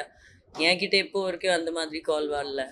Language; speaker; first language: Tamil; non-native, fluent; Hindi